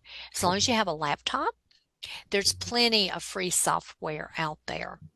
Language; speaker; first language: English; native; English